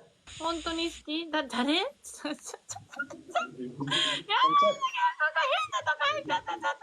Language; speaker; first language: Japanese; native; Japanese